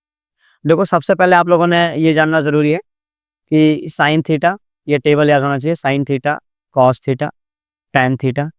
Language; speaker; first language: Hindi; non-native, local second language; Gujarati